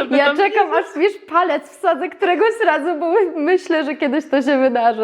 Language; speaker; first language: Polish; native; Polish